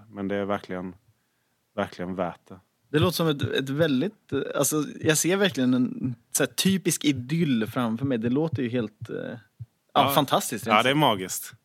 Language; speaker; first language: Swedish; native; Swedish